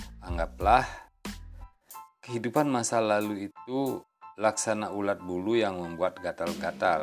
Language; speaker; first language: Indonesian; native; Indonesian